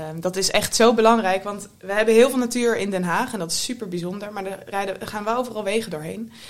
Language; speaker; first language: Dutch; native; Dutch